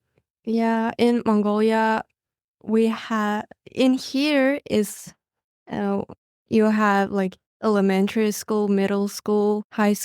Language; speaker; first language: English; non-native, learner; Mongolian